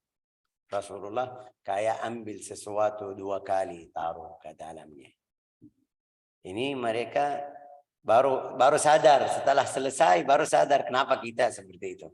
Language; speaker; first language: Indonesian; non-native, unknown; Arabic